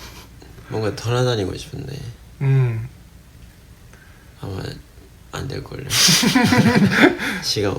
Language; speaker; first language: Korean; non-native, fluent; Japanese